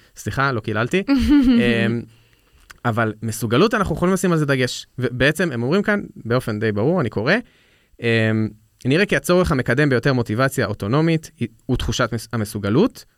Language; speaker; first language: Hebrew; native; Hebrew